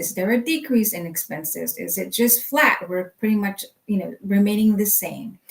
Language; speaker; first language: English; native; English